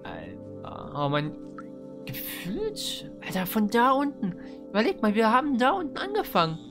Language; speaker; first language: German; native; German